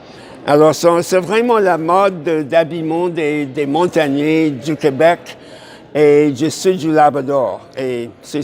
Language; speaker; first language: French; non-native, fluent; English